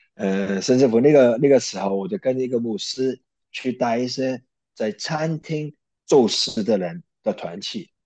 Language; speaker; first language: Chinese; non-native, local second language; Cantonese